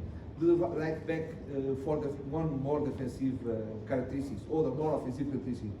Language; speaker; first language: English; non-native, learner; Portuguese